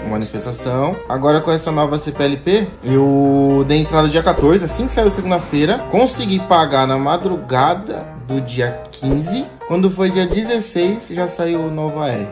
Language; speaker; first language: Portuguese; native; Portuguese